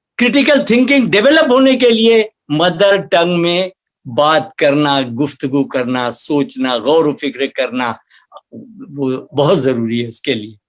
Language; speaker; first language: Urdu; native; Urdu